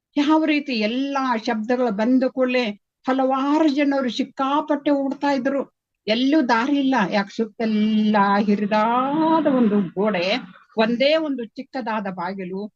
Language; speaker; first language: Kannada; native; Kannada